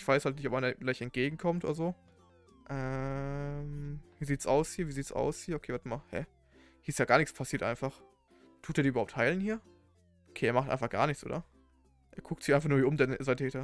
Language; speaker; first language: German; native; German